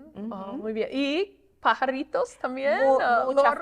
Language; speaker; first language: Spanish; non-native, fluent; English